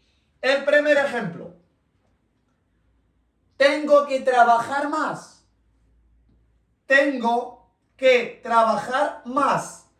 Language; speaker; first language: Spanish; non-native, local second language; Arabic